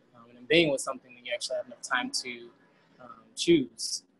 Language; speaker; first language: English; native; English